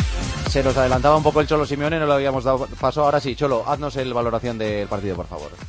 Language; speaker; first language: Spanish; native; Spanish